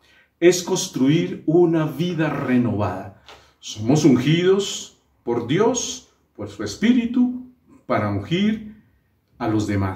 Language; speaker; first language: Spanish; native; Spanish